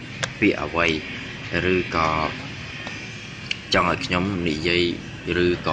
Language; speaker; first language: Khmer; native; Khmer